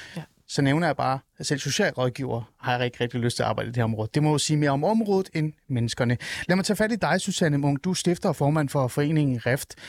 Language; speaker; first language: Danish; early bilingual, other home language; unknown